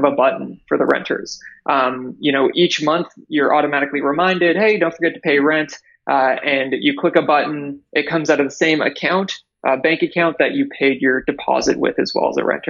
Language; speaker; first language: English; native; English